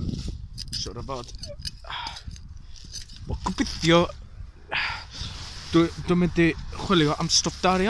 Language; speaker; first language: Welsh; non-native, learner; English